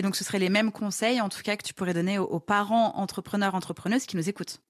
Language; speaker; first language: French; native; French